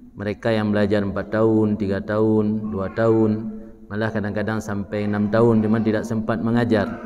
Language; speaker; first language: Malay; non-native, local second language; Achinese